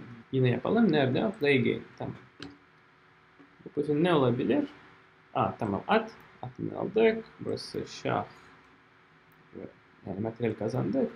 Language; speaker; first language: Turkish; non-native, fluent; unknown